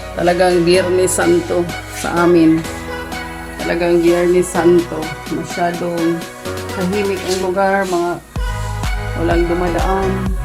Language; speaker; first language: Filipino; non-native, local second language; Cebuano